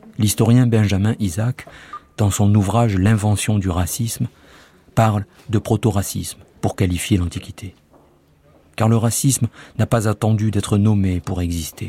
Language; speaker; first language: French; native; French